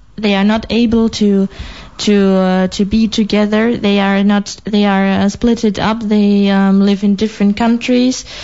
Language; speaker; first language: English; non-native, fluent; German